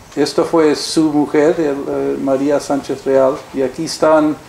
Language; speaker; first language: Spanish; early bilingual, heritage; Spanish